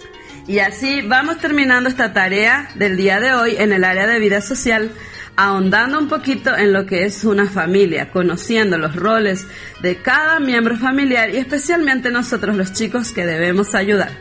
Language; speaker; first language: Spanish; native; Spanish